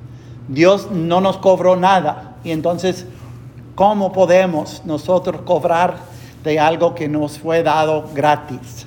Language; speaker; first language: Spanish; non-native, fluent; English